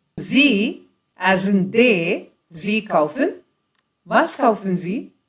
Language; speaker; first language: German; non-native, fluent; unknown